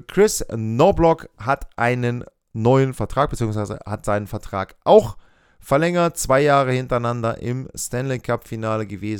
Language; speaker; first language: German; native; German